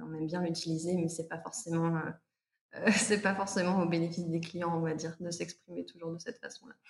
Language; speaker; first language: French; native; French